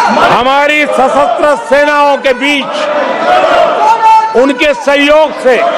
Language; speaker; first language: Hindi; non-native, local second language; Gujarati